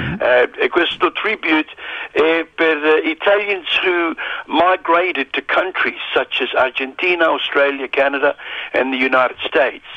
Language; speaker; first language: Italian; early bilingual, heritage; Italian